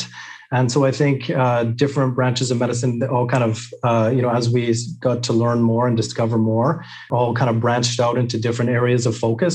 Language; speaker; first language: English; native; English